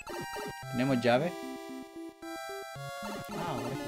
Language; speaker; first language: Spanish; native; Spanish